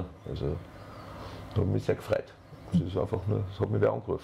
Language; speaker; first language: German; native; German